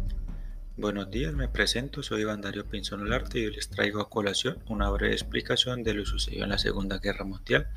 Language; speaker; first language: Spanish; native; Spanish